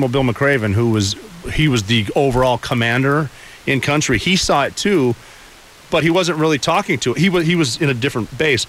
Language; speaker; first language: English; native; English